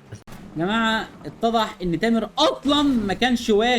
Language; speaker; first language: Arabic; native; Arabic